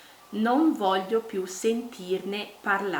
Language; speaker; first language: Italian; non-native, fluent; Portuguese